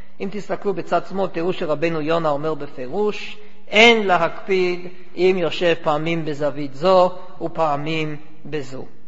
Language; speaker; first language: Hebrew; non-native, fluent; English